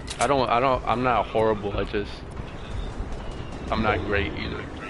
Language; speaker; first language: English; non-native, fluent; Spanish